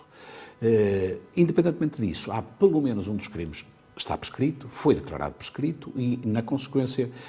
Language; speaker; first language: Portuguese; native; Portuguese